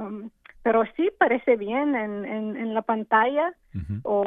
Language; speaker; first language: Spanish; non-native, fluent; English